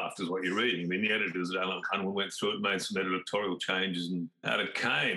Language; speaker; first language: English; native; English